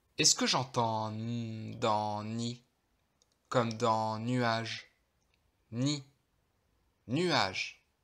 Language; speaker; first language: French; non-native, local second language; Arabic